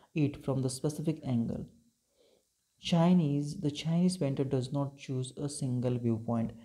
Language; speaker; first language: English; non-native, local second language; Marathi